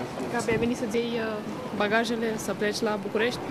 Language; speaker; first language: Romanian; native; Romanian